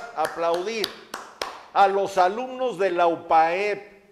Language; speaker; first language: Spanish; native; Spanish